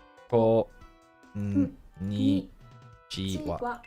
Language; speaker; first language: Japanese; non-native, learner; English